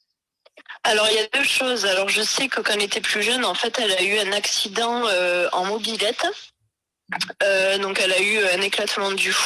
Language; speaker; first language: French; native; French